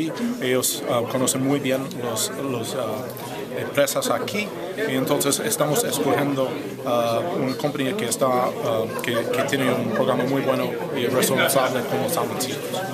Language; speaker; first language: Spanish; non-native, fluent; English